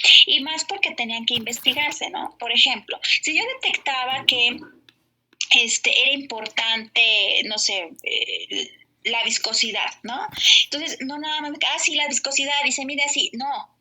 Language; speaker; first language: Spanish; native; Spanish